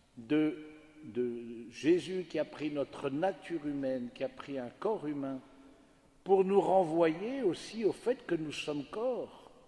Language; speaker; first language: French; native; French